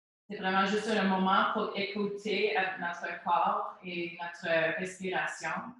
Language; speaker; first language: French; non-native, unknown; English